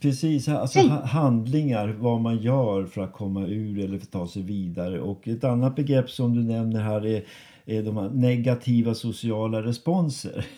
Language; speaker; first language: Swedish; native; Swedish